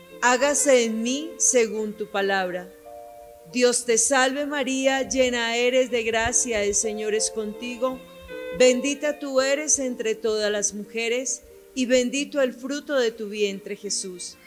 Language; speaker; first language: Spanish; native; Spanish